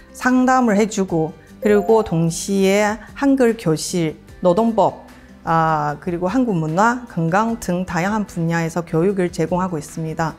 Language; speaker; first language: Korean; non-native, fluent; Chinese